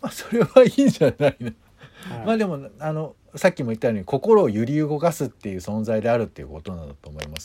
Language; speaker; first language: Japanese; native; Japanese